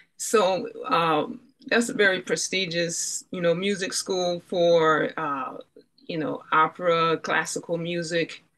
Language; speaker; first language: English; native; English